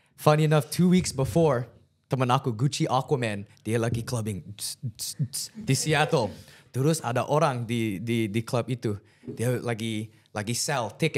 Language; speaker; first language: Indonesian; early bilingual, heritage; English